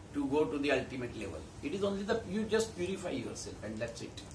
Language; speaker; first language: English; non-native, local second language; Marathi